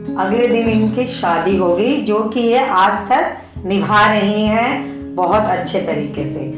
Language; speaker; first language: Hindi; native; Hindi